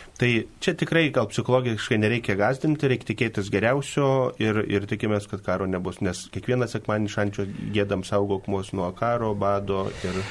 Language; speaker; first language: Lithuanian; native; Lithuanian